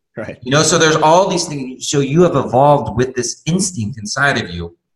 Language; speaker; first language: English; native; English